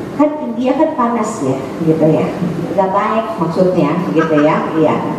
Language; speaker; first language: Indonesian; native; Indonesian